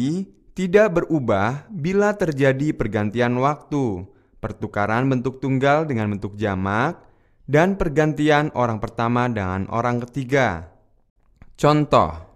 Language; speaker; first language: Indonesian; native; Indonesian